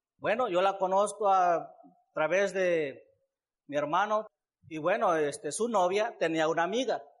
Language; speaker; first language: Spanish; native; Spanish